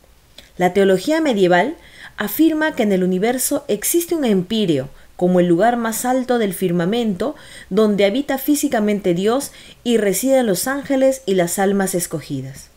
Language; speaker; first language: Spanish; native; Spanish